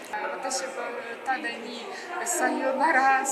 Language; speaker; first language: Japanese; non-native, learner; Ukrainian